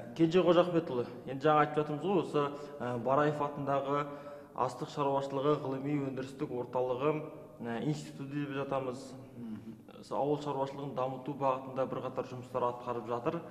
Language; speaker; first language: Kazakh; native; Kazakh